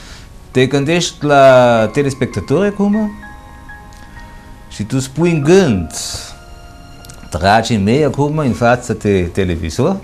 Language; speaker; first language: Romanian; non-native, fluent; German